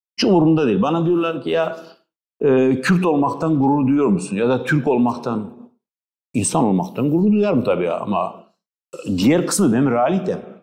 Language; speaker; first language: Turkish; non-native, local second language; Kurdish